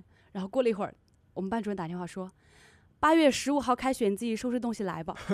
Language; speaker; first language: Chinese; native; Chinese